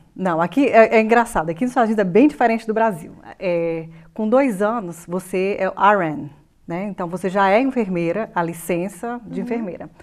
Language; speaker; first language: Portuguese; native; Portuguese